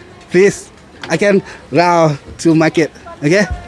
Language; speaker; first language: English; non-native, learner; Thai